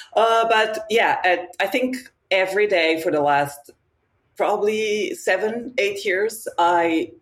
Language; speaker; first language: English; non-native, fluent; Serbian